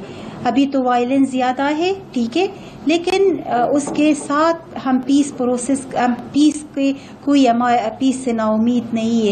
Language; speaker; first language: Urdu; non-native, fluent; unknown